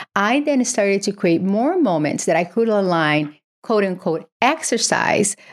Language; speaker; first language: English; non-native, fluent; Portuguese